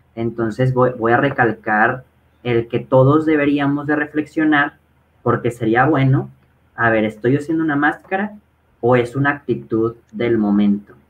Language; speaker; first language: Spanish; native; Spanish